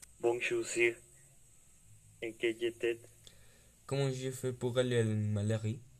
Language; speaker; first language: French; non-native, learner; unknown